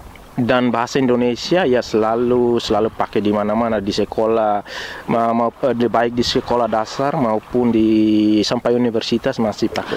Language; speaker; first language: Indonesian; non-native, local second language; Tetum